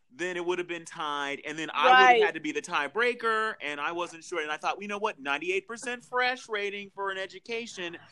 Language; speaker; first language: English; native; English